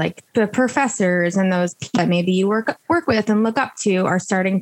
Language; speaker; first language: English; native; English